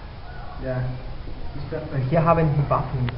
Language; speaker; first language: German; non-native, learner; Spanish